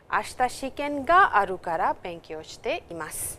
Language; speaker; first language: Japanese; non-native, fluent; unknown